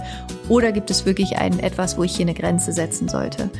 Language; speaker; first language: German; native; German